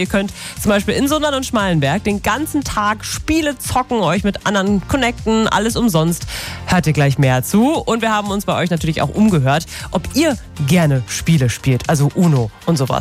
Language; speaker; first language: German; native; German